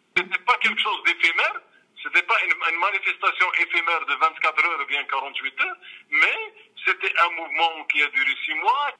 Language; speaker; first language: French; non-native, local second language; Arabic